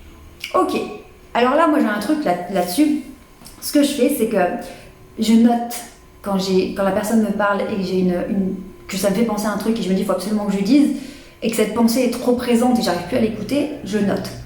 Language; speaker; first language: French; native; French